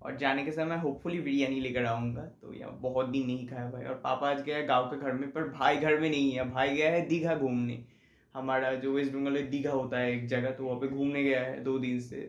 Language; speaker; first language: Hindi; non-native, local second language; Bangla